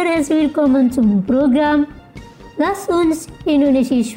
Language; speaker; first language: German; non-native, fluent; Indonesian